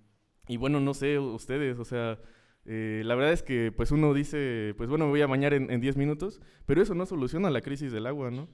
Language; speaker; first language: Spanish; native; Spanish